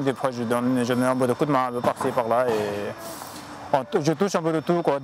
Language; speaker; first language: French; non-native, fluent; Sherpa